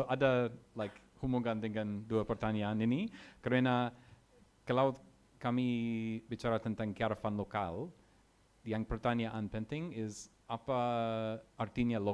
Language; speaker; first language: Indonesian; non-native, learner; English